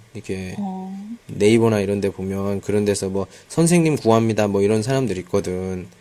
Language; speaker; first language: Korean; native; Korean